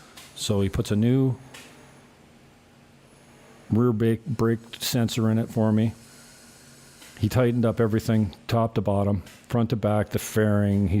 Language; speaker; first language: English; native; English